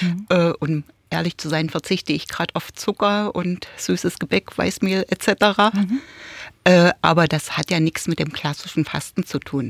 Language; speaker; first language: German; native; German